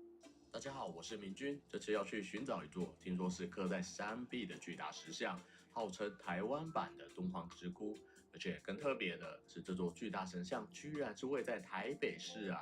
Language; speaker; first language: Chinese; native; Chinese